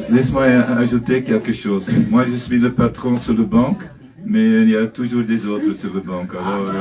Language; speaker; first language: French; non-native, fluent; Dutch